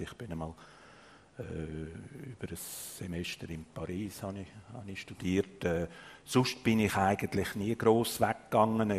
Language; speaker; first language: German; native; German